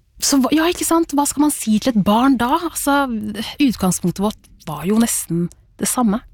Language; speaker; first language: Norwegian; early bilingual, other home language; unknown